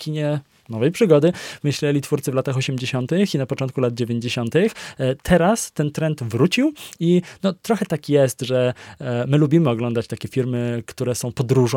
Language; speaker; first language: Polish; native; Polish